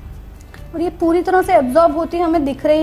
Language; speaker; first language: Hindi; native; Hindi